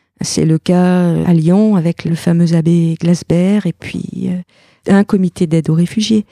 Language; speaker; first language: French; native; French